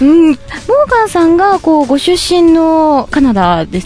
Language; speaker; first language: Japanese; native; Japanese